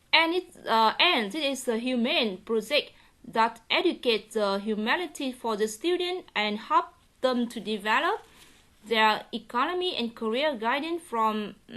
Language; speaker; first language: English; non-native, learner; Vietnamese